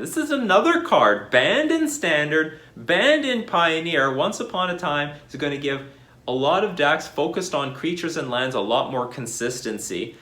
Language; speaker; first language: English; native; English